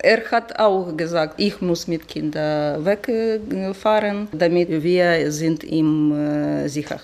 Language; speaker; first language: German; non-native, learner; Ukrainian